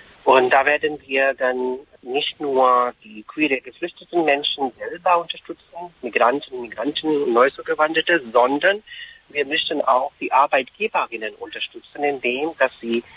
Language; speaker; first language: German; non-native, fluent; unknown